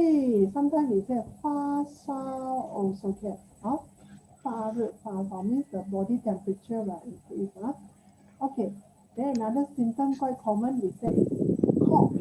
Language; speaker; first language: English; non-native, local second language; Chinese